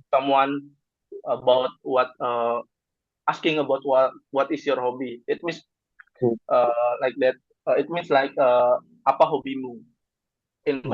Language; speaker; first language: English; non-native, learner; Indonesian